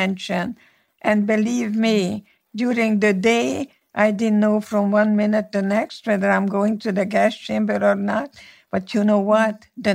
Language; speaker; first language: English; non-native, fluent; Hungarian